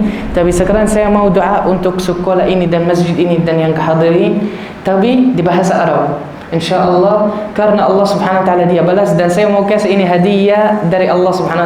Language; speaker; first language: Indonesian; non-native, learner; Arabic